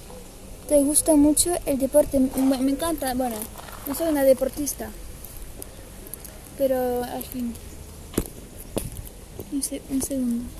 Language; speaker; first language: Spanish; non-native, fluent; Bulgarian